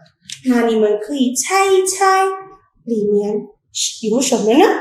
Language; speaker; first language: Chinese; non-native, fluent; Indonesian